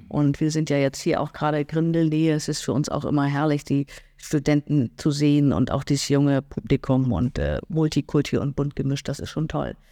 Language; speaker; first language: German; native; German